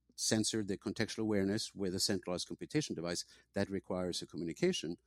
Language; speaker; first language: English; non-native, fluent; Norwegian